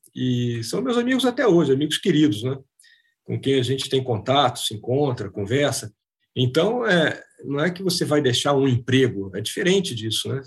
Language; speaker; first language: Portuguese; native; Portuguese